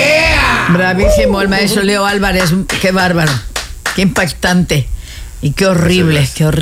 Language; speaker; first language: Spanish; native; Spanish